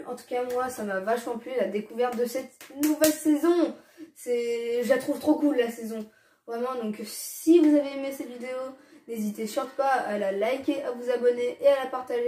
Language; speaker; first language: French; native; French